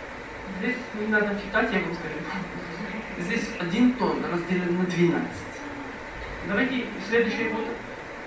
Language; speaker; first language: Russian; non-native, fluent; Arabic